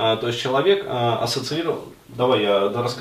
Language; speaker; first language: Russian; native; Russian